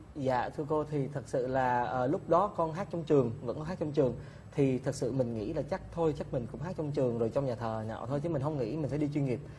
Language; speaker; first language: Vietnamese; early bilingual, heritage; Vietnamese